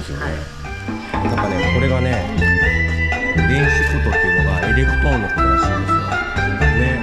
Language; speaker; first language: Japanese; native; Japanese